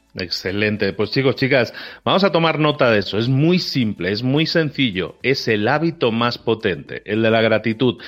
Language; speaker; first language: Spanish; native; Spanish